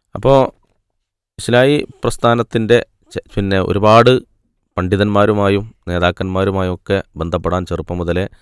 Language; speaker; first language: Malayalam; native; Malayalam